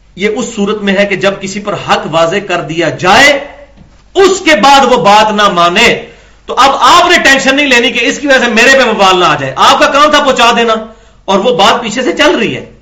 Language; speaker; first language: Urdu; non-native, local second language; Punjabi